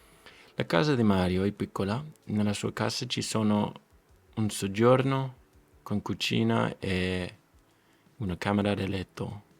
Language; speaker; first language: Italian; non-native, learner; English